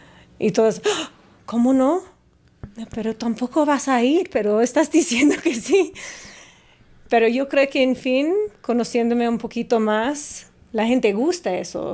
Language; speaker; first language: Spanish; non-native, fluent; English